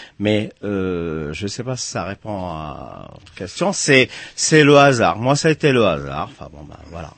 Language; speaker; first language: French; non-native, local second language; Arabic